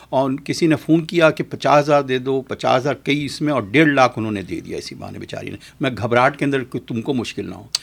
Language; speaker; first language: Urdu; native; Urdu